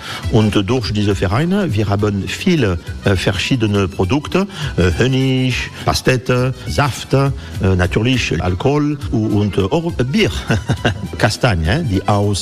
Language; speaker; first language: German; non-native, fluent; French